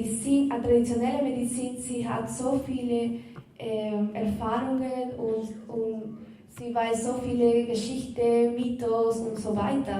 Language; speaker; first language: German; non-native, learner; Spanish